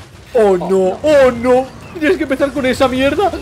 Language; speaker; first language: Spanish; native; Spanish